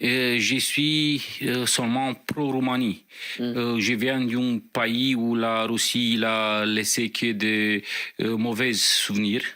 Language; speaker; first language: French; non-native, fluent; Romanian